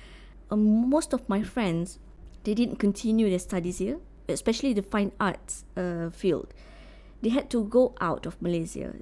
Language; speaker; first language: English; non-native, local second language; Malay